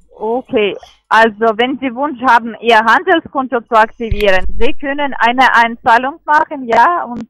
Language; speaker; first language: German; non-native, learner; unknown